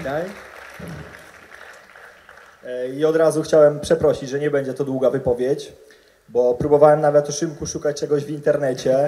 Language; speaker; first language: Polish; native; Polish